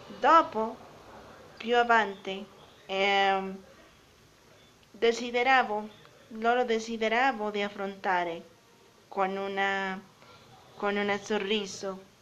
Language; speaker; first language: Italian; non-native, learner; Spanish